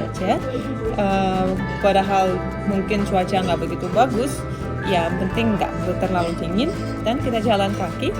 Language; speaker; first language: Indonesian; non-native, fluent; Russian